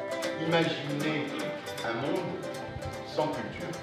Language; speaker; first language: French; non-native, fluent; German